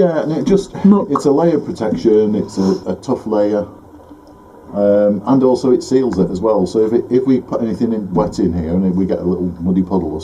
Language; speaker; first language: English; native; English